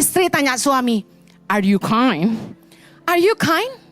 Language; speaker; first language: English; non-native, fluent; Indonesian